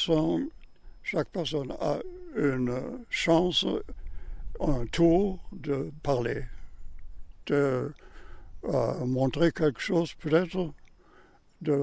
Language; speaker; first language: French; non-native, learner; German